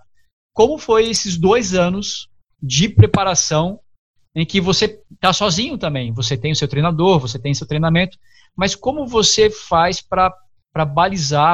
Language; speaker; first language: Portuguese; native; Portuguese